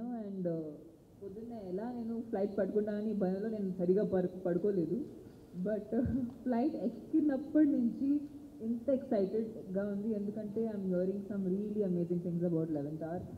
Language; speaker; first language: Telugu; non-native, fluent; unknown